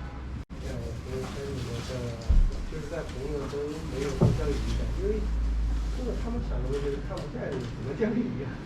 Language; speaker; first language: Chinese; native; Chinese